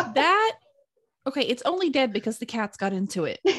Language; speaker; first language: English; native; English